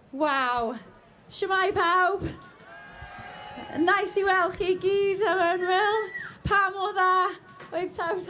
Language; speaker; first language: Welsh; non-native, learner; English